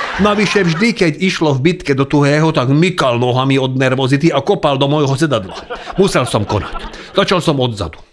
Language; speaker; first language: Slovak; non-native, local second language; Hungarian